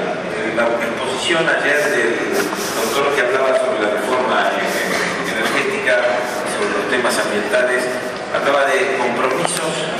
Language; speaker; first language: Spanish; native; Spanish